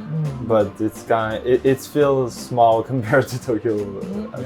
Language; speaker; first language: English; non-native, local second language; French